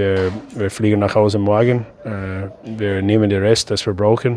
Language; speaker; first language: German; non-native, fluent; English